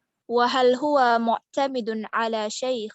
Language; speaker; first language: Arabic; non-native, learner; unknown